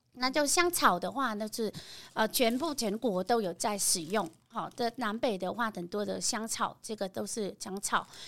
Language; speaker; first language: Chinese; non-native, fluent; Vietnamese